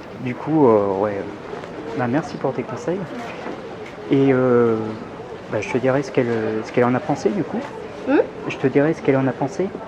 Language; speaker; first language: French; native; French